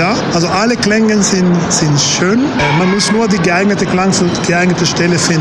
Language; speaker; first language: German; non-native, fluent; Spanish